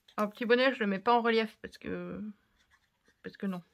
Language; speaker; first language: French; native; French